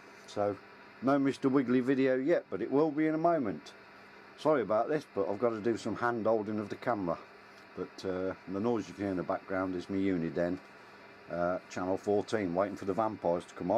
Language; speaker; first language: English; native; English